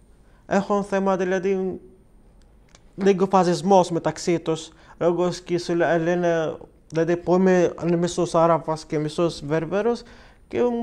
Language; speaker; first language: Greek; non-native, learner; Arabic